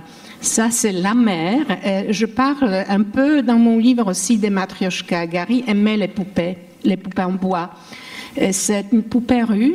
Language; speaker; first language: French; non-native, fluent; Polish